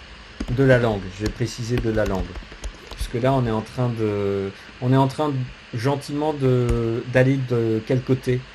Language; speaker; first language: French; native; French